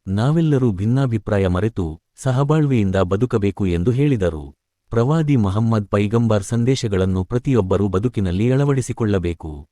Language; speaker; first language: Kannada; native; Kannada